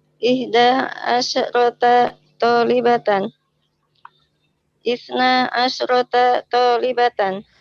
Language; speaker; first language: Arabic; non-native, learner; Indonesian